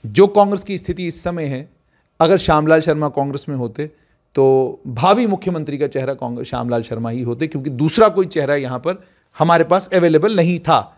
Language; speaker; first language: Hindi; non-native, local second language; Dogri